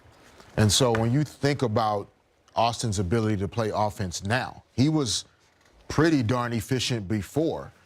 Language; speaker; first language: English; native; English